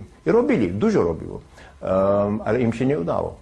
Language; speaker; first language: Polish; non-native, learner; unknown